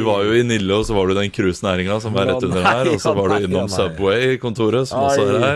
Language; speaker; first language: Norwegian; native; Norwegian